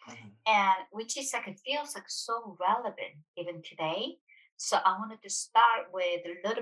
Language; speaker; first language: English; non-native, fluent; Korean